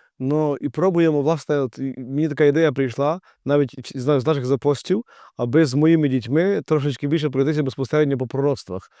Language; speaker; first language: Ukrainian; native; Ukrainian